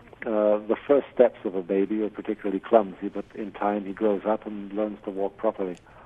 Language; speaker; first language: English; native; English